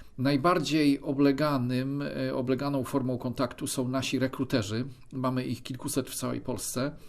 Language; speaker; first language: Polish; native; Polish